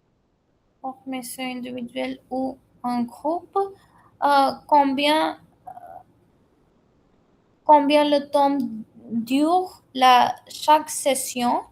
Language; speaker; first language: French; non-native, learner; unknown